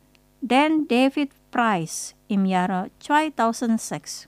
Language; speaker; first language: German; non-native, fluent; Indonesian